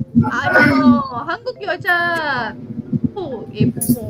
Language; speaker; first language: Korean; non-native, learner; Indonesian